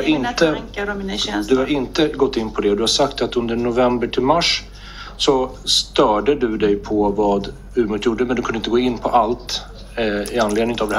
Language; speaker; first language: Swedish; native; Swedish